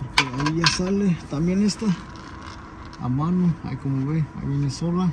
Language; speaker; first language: Spanish; early bilingual, heritage; Spanish